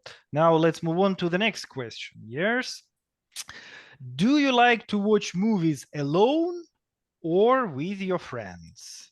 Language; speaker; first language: English; non-native, fluent; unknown